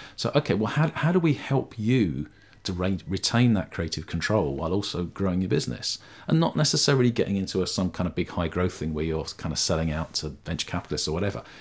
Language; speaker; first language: English; native; English